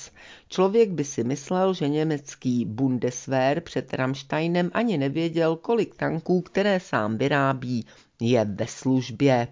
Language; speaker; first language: Czech; native; Czech